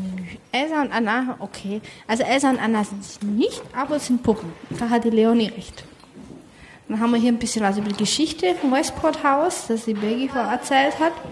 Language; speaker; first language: German; native; German